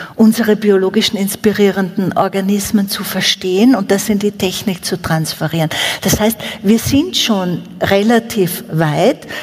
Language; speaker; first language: German; native; German